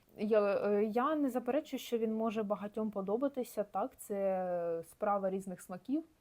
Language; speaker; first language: Ukrainian; native; Ukrainian